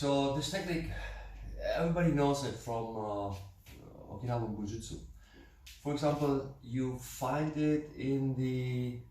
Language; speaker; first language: English; non-native, fluent; German